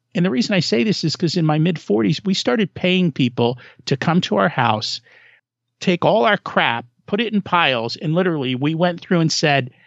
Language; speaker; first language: English; native; English